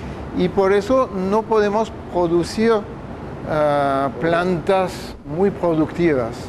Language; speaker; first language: Spanish; non-native, fluent; French